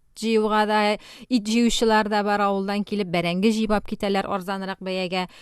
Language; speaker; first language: Tatar; native; Tatar